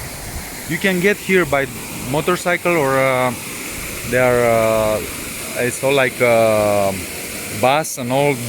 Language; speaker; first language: English; non-native, learner; Romanian